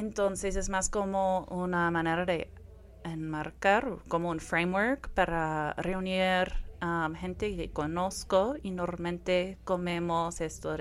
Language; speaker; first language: Spanish; non-native, fluent; English